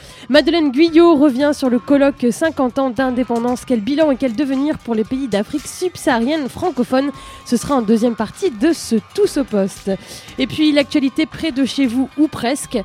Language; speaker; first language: French; native; French